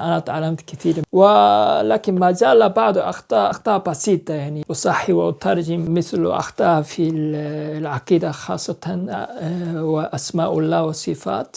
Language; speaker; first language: Arabic; non-native, learner; Korean